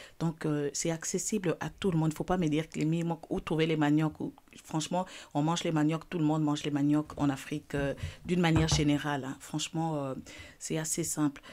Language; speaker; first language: French; non-native, local second language; Lingala